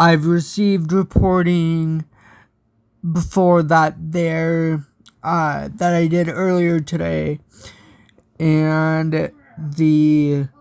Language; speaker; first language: English; native; English